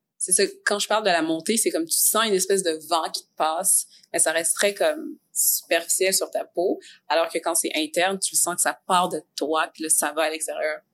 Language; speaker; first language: French; native; French